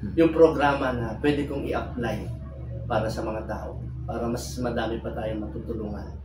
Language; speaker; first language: Filipino; non-native, local second language; Iloko